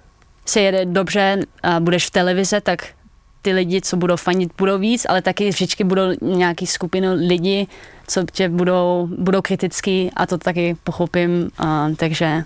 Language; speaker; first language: Czech; early bilingual, heritage; Dutch